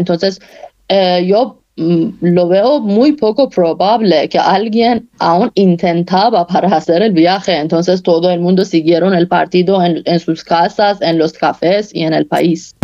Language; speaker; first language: Spanish; non-native, fluent; Persian